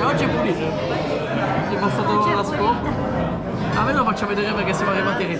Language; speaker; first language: Italian; non-native, learner; Filipino